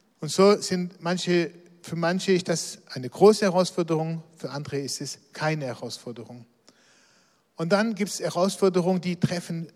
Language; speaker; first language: German; non-native, local second language; Swiss German